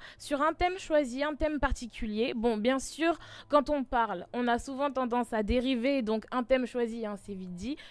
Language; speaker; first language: French; native; French